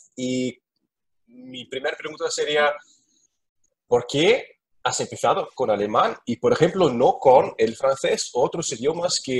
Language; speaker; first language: Spanish; non-native, learner; German